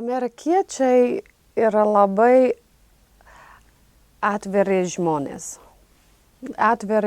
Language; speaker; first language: Lithuanian; non-native, fluent; English